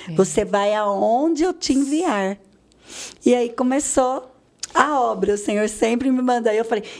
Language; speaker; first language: Portuguese; native; Portuguese